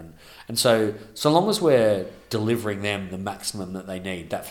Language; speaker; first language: English; native; English